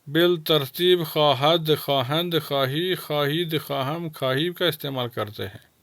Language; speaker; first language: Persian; non-native, fluent; Urdu